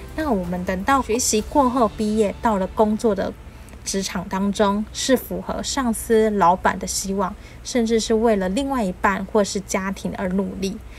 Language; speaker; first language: Chinese; native; Chinese